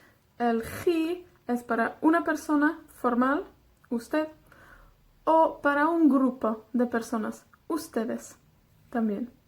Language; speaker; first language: Spanish; non-native, fluent; Welsh